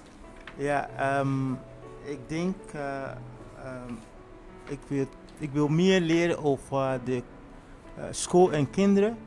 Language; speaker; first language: Dutch; non-native, learner; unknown